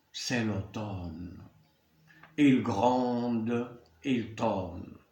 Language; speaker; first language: French; non-native, local second language; Arabic